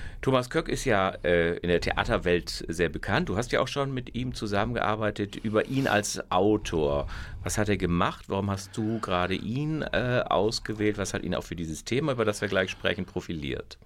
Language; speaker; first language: German; native; German